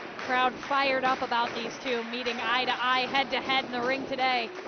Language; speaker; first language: English; native; English